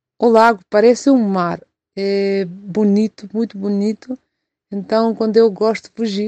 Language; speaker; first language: Portuguese; non-native, fluent; Macedonian